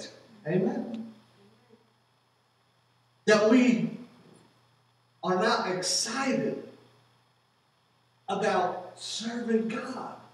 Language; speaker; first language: English; native; English